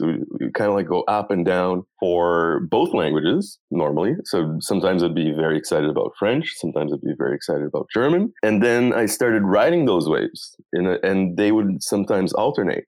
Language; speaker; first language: English; non-native, fluent; Portuguese